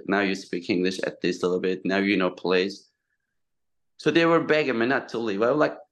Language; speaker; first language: English; non-native, fluent; Turkish